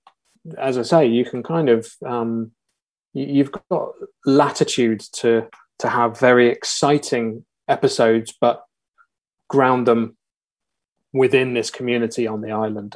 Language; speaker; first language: English; native; English